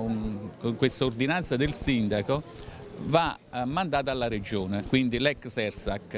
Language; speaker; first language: Italian; native; Italian